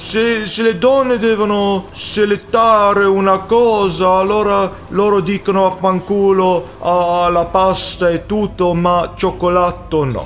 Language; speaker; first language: Italian; non-native, learner; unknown